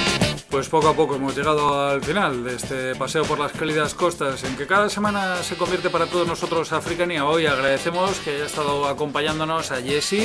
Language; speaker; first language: Spanish; native; Spanish